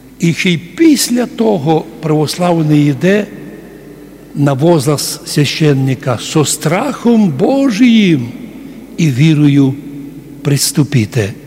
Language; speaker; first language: Ukrainian; native; Ukrainian